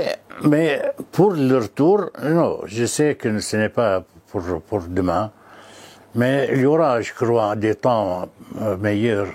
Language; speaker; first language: French; non-native, fluent; Arabic